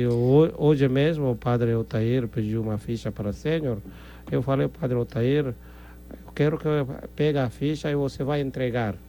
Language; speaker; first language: Portuguese; non-native, fluent; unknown